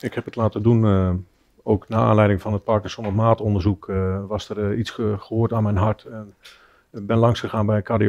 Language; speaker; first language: Dutch; native; Dutch